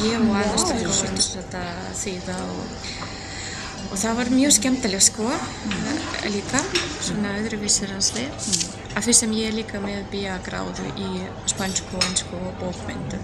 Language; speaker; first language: Icelandic; non-native, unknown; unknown